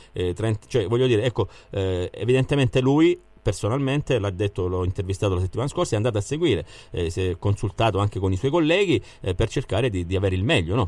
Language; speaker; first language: Italian; native; Italian